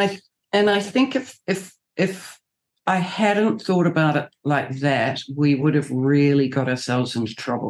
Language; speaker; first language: English; native; English